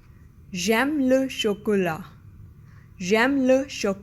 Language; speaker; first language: French; non-native, fluent; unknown